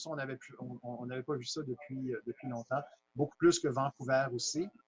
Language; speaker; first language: French; native; French